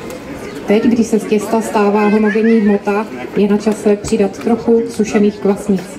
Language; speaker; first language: Czech; native; Czech